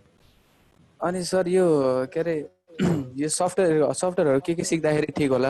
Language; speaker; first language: Nepali; native; Nepali